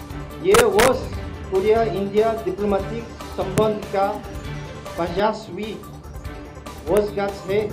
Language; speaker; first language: Hindi; non-native, learner; Korean